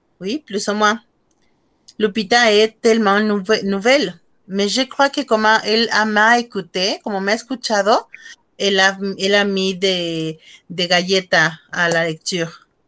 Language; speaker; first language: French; non-native, fluent; Spanish